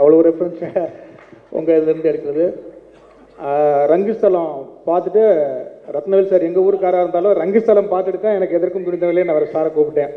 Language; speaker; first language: Tamil; non-native, local second language; Telugu